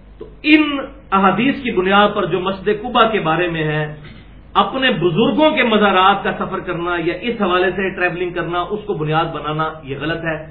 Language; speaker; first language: Urdu; native; Urdu